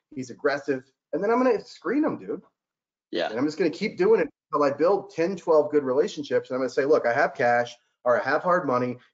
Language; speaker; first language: English; native; English